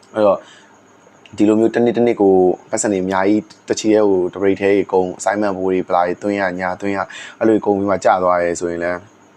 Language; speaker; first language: Burmese; native; Burmese